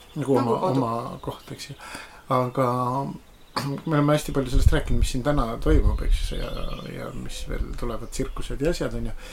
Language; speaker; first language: Estonian; native; Estonian